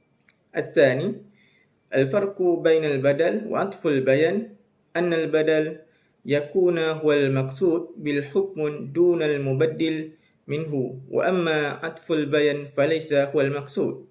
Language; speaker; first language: Arabic; non-native, learner; Malay